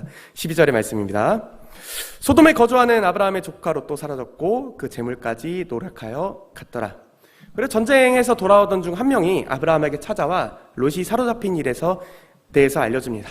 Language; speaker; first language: Korean; native; Korean